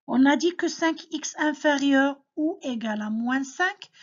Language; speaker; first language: French; non-native, local second language; Arabic